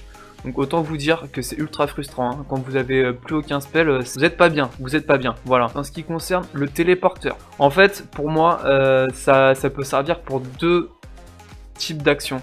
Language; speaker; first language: French; native; French